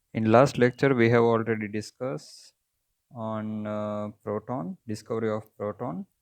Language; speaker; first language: English; non-native, local second language; Gujarati